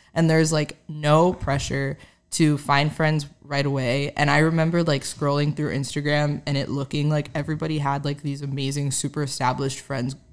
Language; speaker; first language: English; native; English